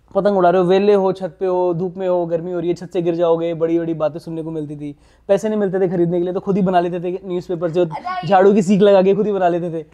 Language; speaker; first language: Hindi; native; Hindi